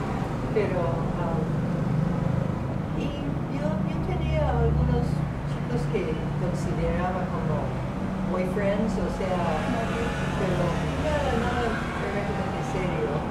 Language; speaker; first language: Spanish; non-native, fluent; English